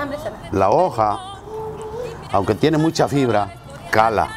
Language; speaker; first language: Spanish; native; Spanish